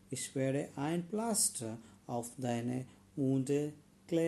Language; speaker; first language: German; non-native, learner; Malayalam